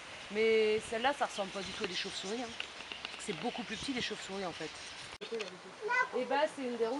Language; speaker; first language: French; native; French